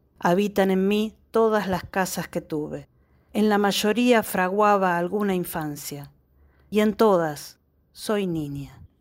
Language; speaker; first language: Spanish; native; Spanish